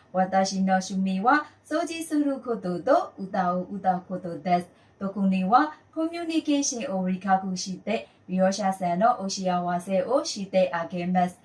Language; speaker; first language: Japanese; non-native, learner; Burmese